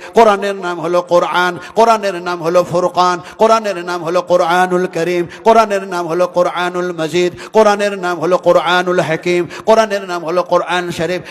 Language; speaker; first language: Bangla; non-native, local second language; Hindi